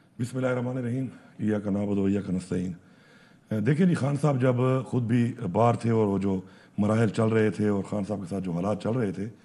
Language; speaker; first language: Urdu; non-native, local second language; Pashto